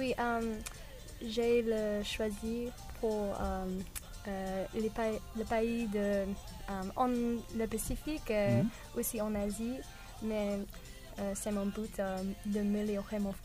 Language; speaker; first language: French; non-native, learner; English